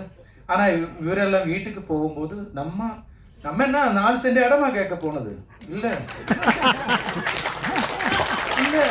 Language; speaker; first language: Tamil; non-native, learner; Malayalam